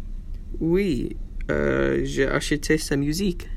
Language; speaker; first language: French; non-native, learner; English